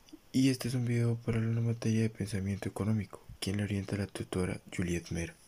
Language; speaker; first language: Spanish; native; Spanish